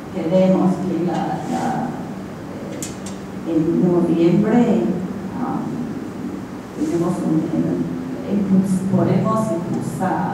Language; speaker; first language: Spanish; non-native, fluent; English